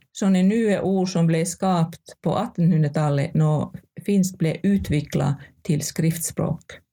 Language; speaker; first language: Norwegian; non-native, fluent; Finnish